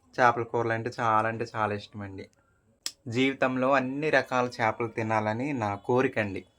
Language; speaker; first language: Telugu; non-native, local second language; Koya